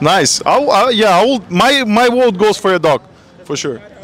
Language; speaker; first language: English; non-native, fluent; Russian